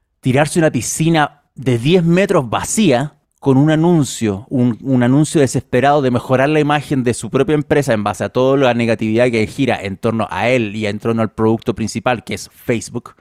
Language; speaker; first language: Spanish; native; Spanish